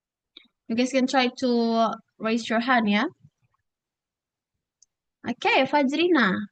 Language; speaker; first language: English; non-native, fluent; Indonesian